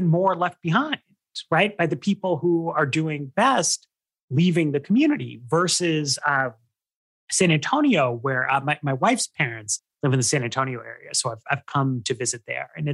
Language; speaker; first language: English; native; English